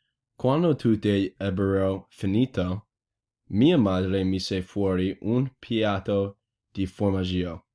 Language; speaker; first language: Italian; non-native, learner; English